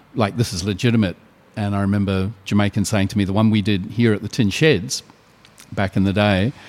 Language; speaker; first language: English; native; English